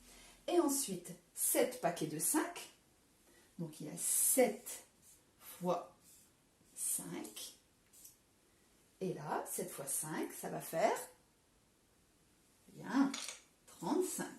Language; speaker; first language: French; native; French